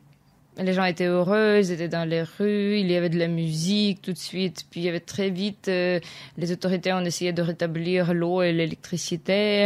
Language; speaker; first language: French; non-native, fluent; Ukrainian